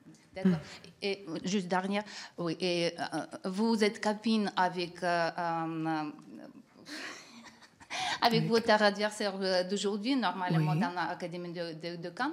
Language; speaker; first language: French; non-native, fluent; Russian